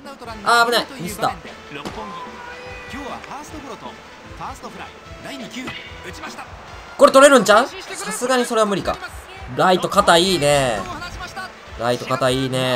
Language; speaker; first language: Japanese; native; Japanese